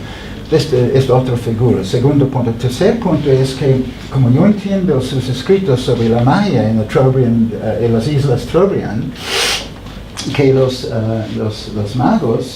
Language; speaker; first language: Spanish; non-native, fluent; English